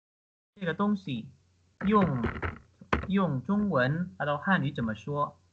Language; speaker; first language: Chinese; non-native, fluent; Indonesian